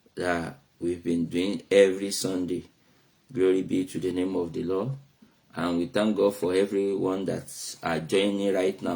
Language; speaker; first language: English; non-native, local second language; Yoruba